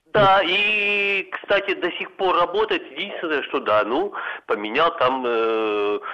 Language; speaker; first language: Russian; native; Russian